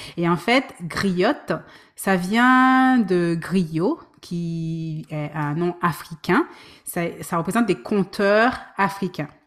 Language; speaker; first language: French; native; French